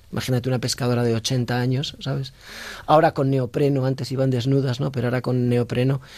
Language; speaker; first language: Spanish; native; Spanish